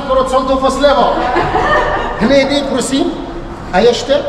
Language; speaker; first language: Czech; non-native, learner; Arabic